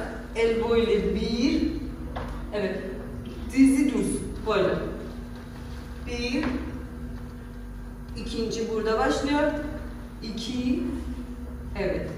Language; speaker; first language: Turkish; non-native, fluent; Persian